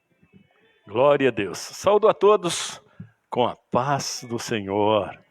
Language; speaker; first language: Portuguese; native; Portuguese